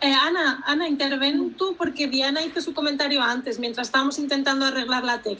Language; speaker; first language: Spanish; native; Spanish